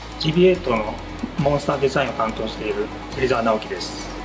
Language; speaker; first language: Japanese; native; Japanese